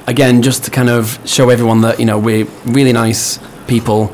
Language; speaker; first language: English; native; English